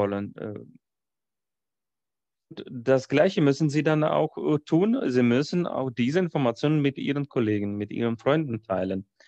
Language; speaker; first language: German; non-native, fluent; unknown